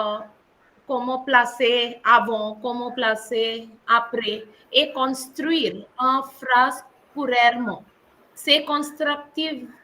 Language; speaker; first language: French; non-native, learner; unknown